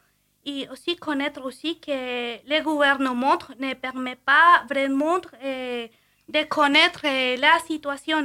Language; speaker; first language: French; non-native, fluent; Spanish